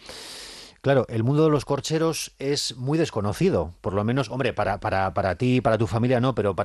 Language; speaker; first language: Spanish; native; Spanish